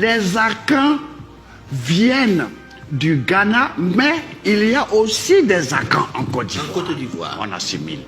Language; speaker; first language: French; non-native, local second language; Dyula